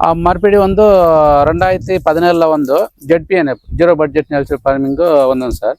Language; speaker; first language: Tamil; non-native, local second language; Telugu